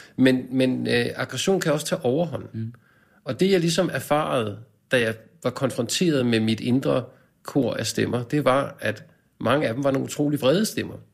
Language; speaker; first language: Danish; native; Danish